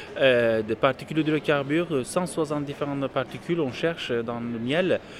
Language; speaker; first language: French; non-native, fluent; Turkish